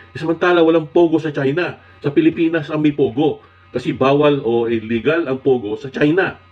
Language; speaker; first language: Filipino; non-native, local second language; Iloko